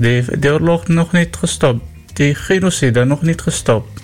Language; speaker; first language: Dutch; non-native, learner; Arabic